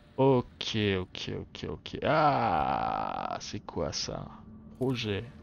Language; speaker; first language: French; native; French